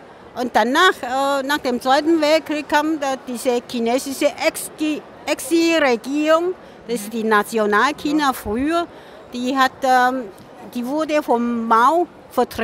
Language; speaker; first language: German; non-native, fluent; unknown